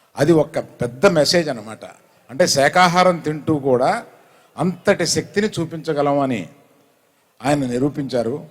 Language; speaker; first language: Telugu; native; Telugu